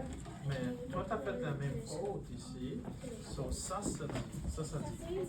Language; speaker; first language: French; non-native, local second language; English